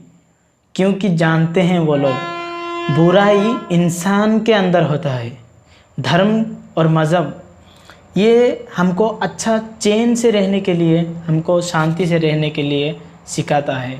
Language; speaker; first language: Hindi; non-native, local second language; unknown